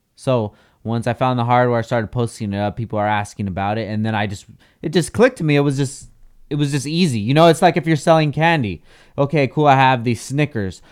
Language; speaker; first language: English; native; English